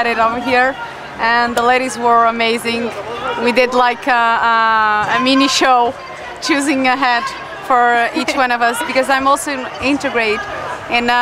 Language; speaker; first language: English; non-native, fluent; Portuguese